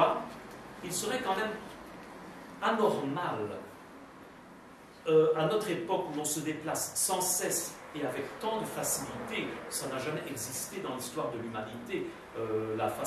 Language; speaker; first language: French; native; French